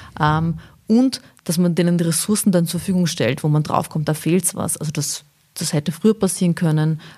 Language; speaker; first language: German; early bilingual, other home language; Bosnian